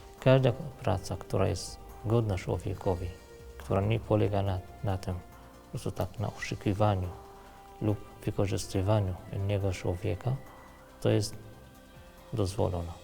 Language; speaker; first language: Polish; non-native, fluent; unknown